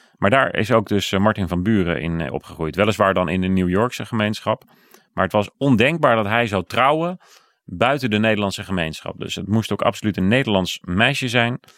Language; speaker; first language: Dutch; native; Dutch